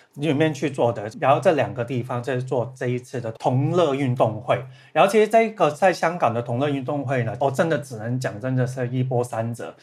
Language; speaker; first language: Chinese; non-native, local second language; Cantonese